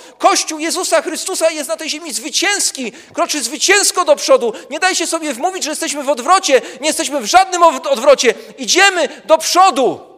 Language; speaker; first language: Polish; native; Polish